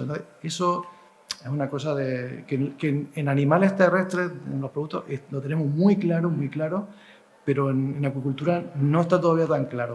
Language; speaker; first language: Spanish; native; Spanish